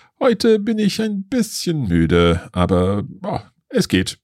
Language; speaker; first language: German; non-native, learner; English